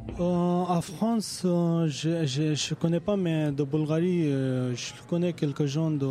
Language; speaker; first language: French; non-native, learner; Persian